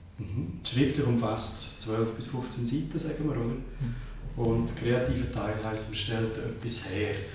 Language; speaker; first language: German; native; German